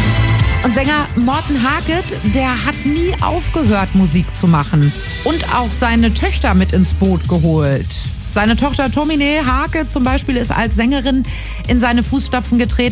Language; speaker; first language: German; native; German